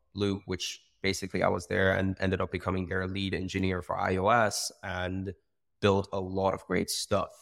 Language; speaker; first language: English; non-native, fluent; Persian